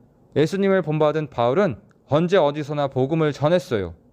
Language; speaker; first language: Korean; native; Korean